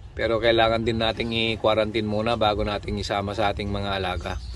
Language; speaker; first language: Filipino; non-native, local second language; Iloko